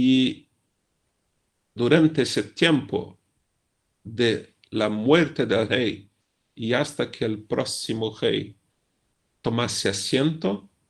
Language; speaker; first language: Spanish; non-native, fluent; Portuguese